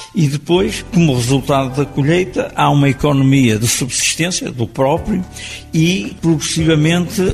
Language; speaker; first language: Portuguese; native; Portuguese